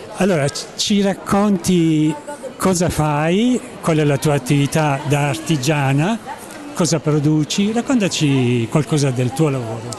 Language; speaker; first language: Italian; native; Italian